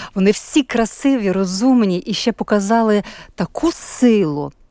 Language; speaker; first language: Ukrainian; native; Ukrainian